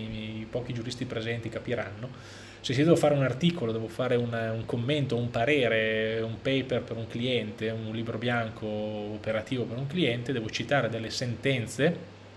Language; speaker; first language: Italian; native; Italian